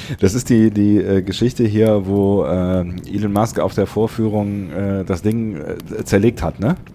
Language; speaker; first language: German; native; German